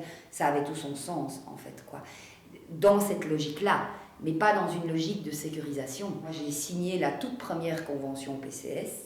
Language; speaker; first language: French; native; French